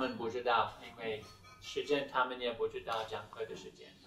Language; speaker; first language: Chinese; non-native, fluent; English